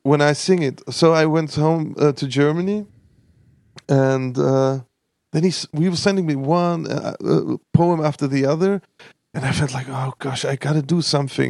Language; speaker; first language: English; non-native, fluent; Armenian